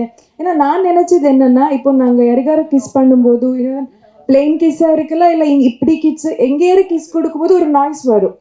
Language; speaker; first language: Tamil; non-native, local second language; Kannada